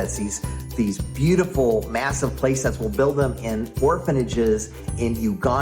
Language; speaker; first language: English; native; English